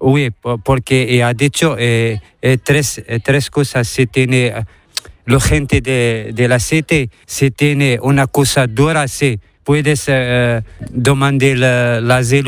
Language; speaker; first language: Spanish; non-native, learner; Arabic